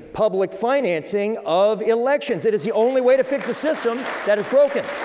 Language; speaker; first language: English; native; English